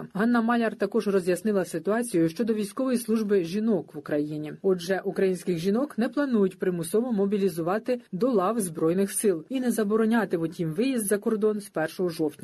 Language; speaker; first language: Ukrainian; native; Ukrainian